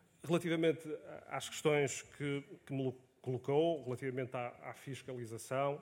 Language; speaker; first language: Portuguese; native; Portuguese